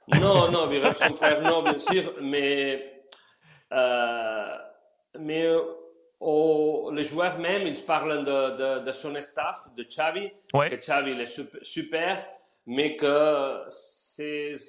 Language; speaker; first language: French; non-native, learner; Spanish